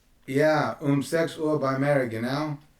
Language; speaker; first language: German; non-native, learner; English